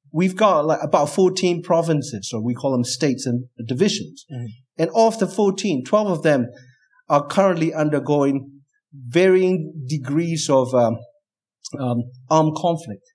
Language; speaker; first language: English; non-native, fluent; Burmese